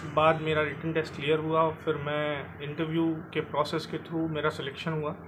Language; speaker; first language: Hindi; native; Hindi